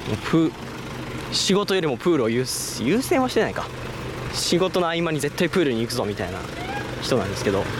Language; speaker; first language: Japanese; native; Japanese